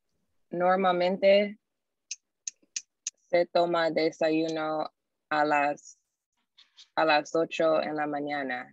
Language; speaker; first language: Spanish; non-native, learner; English